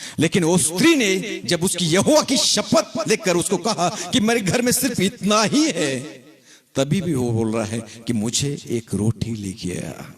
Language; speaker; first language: Hindi; non-native, local second language; Marathi